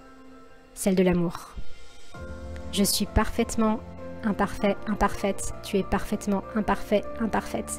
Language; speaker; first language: French; native; French